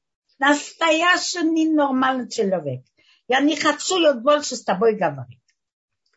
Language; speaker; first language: Russian; early bilingual, heritage; Russian